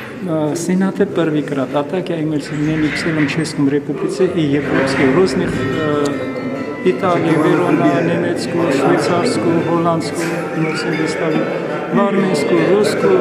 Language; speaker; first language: Czech; non-native, learner; Armenian